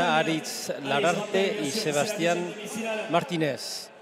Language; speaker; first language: Spanish; non-native, fluent; French